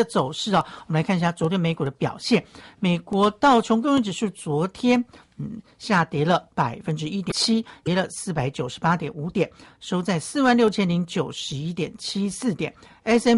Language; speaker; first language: Chinese; native; Chinese